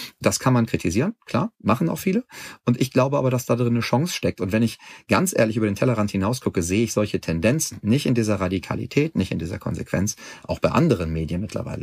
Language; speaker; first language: German; native; German